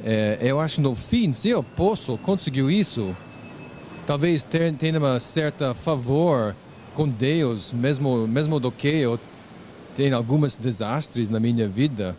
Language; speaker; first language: Portuguese; non-native, learner; English